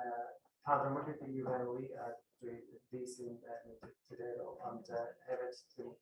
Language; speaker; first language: Welsh; non-native, fluent; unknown